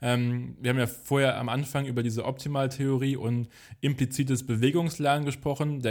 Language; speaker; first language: German; native; German